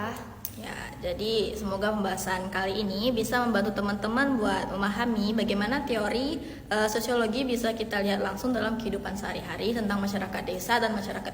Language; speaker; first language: Indonesian; native; Indonesian